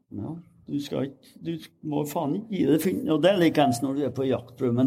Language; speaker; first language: Norwegian; native; Norwegian